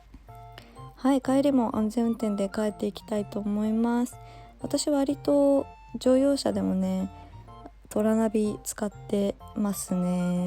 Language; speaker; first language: Japanese; native; Japanese